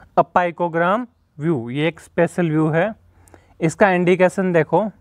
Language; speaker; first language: Hindi; native; Hindi